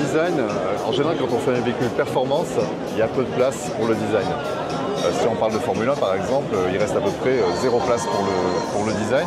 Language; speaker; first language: French; native; French